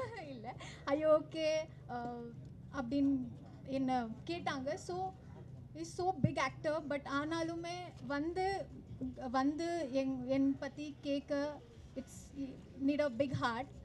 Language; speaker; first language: Tamil; non-native, learner; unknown